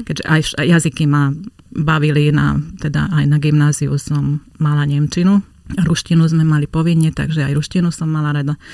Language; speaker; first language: Slovak; non-native, local second language; Hungarian